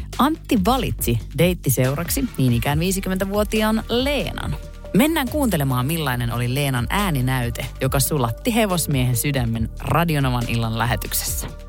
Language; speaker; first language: Finnish; native; Finnish